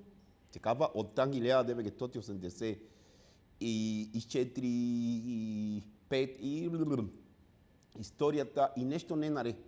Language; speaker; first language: Bulgarian; non-native, learner; Spanish